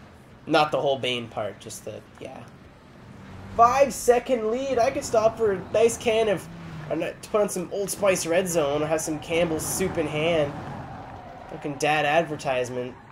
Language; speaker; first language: English; native; English